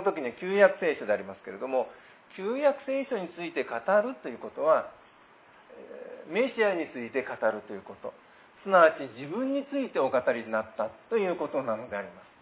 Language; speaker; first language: Japanese; native; Japanese